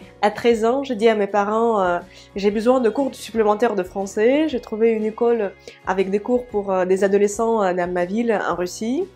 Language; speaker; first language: French; non-native, fluent; Russian